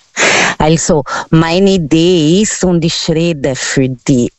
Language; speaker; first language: German; non-native, learner; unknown